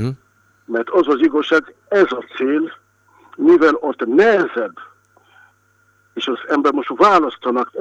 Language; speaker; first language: Hungarian; non-native, fluent; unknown